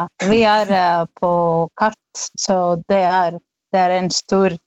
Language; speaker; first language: Norwegian; non-native, learner; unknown